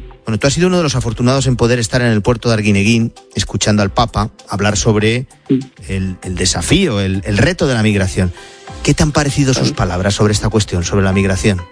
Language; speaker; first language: Spanish; native; Spanish